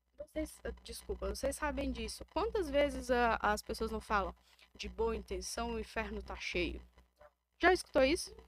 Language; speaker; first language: Portuguese; native; Portuguese